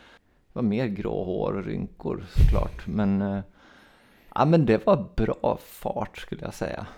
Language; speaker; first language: Swedish; native; Swedish